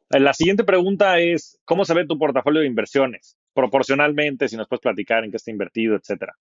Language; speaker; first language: Spanish; native; Spanish